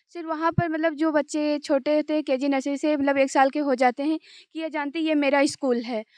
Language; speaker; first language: Hindi; native; Hindi